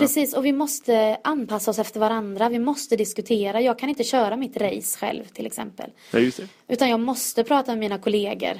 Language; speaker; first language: Swedish; native; Swedish